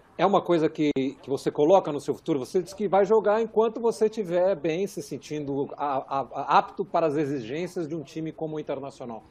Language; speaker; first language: Portuguese; native; Portuguese